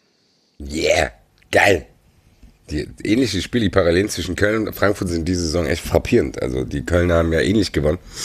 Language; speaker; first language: German; native; German